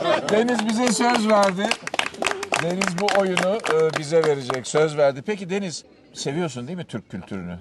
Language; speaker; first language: Turkish; native; Turkish